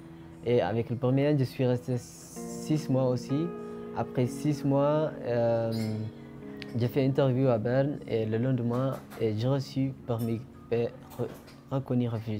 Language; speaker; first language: French; non-native, fluent; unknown